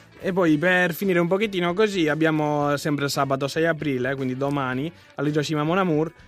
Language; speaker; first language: Italian; non-native, fluent; Catalan